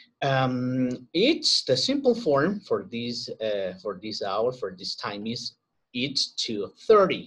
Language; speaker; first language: English; non-native, learner; Spanish